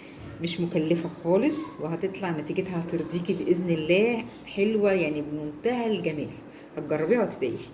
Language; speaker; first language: Arabic; native; Arabic